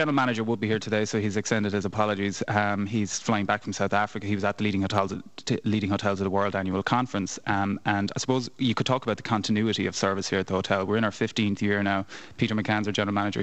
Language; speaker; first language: English; native; English